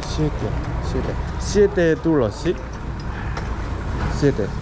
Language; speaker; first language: Spanish; non-native, learner; Korean